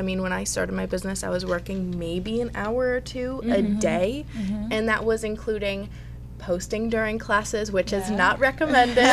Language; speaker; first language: English; native; English